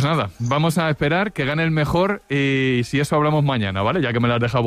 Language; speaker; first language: Spanish; native; Spanish